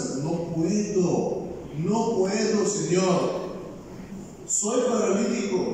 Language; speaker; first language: Spanish; non-native, fluent; Bulgarian